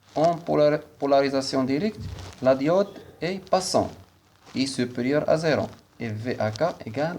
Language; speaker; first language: French; non-native, local second language; Arabic